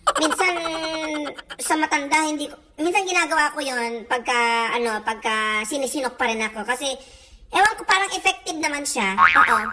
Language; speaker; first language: Filipino; non-native, local second language; Iloko